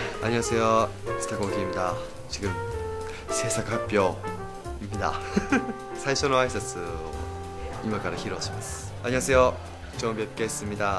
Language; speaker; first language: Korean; non-native, learner; Japanese